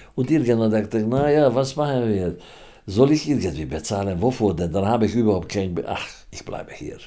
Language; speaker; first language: German; non-native, fluent; Hungarian